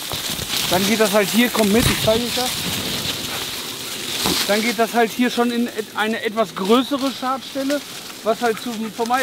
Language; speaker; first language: German; native; German